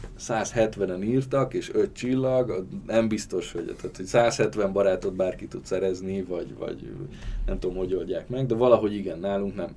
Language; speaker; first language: Hungarian; native; Hungarian